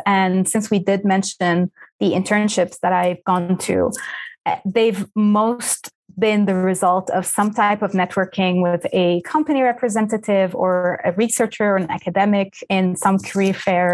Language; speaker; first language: English; non-native, fluent; Arabic